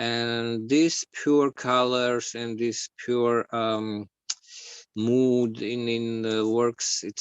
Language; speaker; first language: English; non-native, learner; Georgian